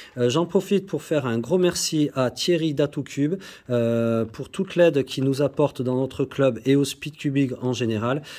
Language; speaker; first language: French; native; French